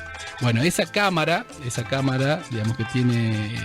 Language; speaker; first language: Spanish; native; Spanish